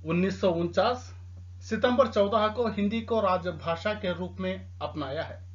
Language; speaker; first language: Hindi; non-native, local second language; Telugu